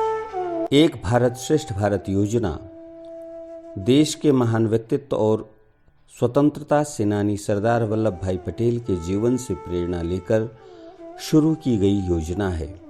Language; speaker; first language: Hindi; native; Hindi